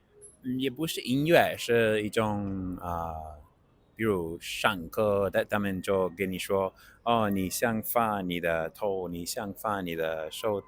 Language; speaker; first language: Chinese; non-native, learner; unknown